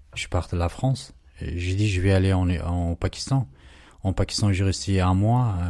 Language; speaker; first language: French; non-native, fluent; Urdu